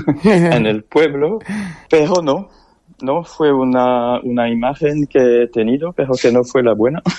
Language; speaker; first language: Spanish; non-native, learner; French